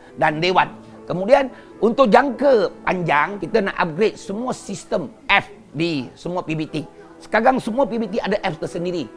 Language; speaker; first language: Malay; non-native, local second language; Chinese